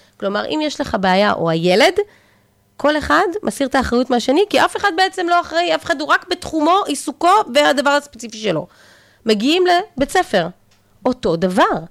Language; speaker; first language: Hebrew; native; Hebrew